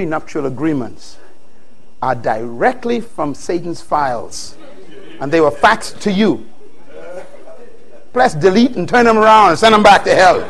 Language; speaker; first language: English; native; English